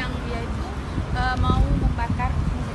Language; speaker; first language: Indonesian; native; Indonesian